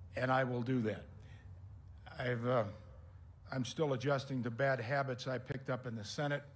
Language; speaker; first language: English; native; English